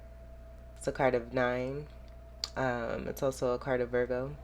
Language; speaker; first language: English; native; English